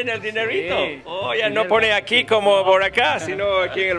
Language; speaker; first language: Spanish; native; Spanish